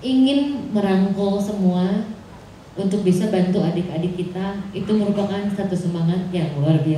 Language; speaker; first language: Indonesian; native; Indonesian